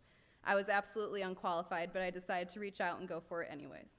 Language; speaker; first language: English; native; English